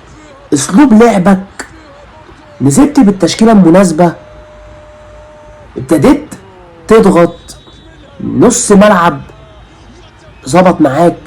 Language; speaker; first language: Arabic; native; Arabic